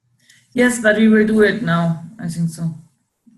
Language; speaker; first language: English; non-native, learner; German